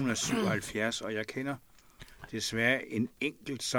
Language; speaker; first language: Danish; native; Danish